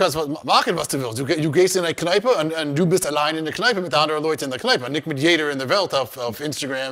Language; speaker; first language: German; non-native, learner; English